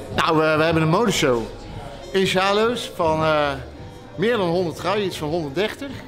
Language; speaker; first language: Dutch; native; Dutch